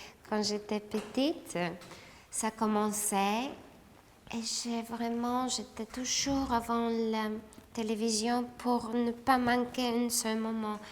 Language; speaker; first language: French; non-native, fluent; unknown